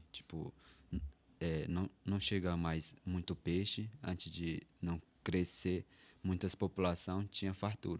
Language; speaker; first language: Portuguese; non-native, local second language; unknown